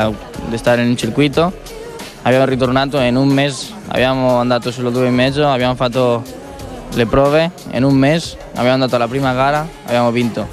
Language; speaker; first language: Italian; non-native, learner; Catalan